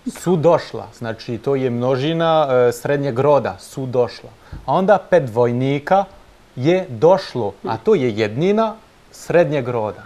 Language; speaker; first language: Serbian; non-native, fluent; French